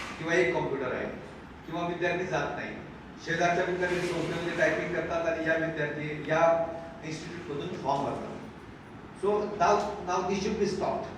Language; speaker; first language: Marathi; native; Marathi